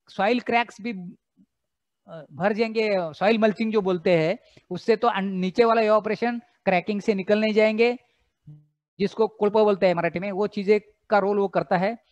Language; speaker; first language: Hindi; non-native, local second language; Marathi